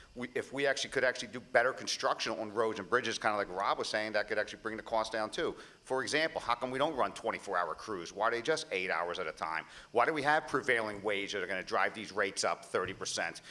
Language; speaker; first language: English; native; English